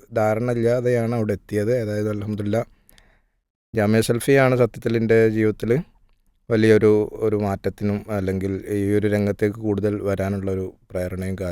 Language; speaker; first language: Malayalam; native; Malayalam